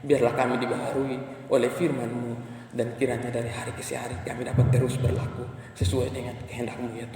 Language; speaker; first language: Indonesian; non-native, local second language; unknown